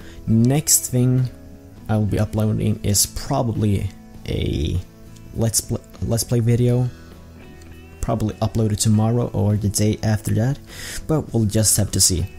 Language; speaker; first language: English; native; English